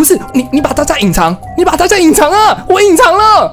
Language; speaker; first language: Chinese; native; Chinese